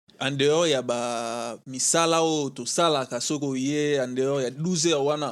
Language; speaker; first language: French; non-native, local second language; Lingala